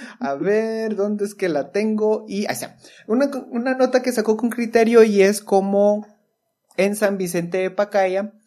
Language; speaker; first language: Spanish; native; Spanish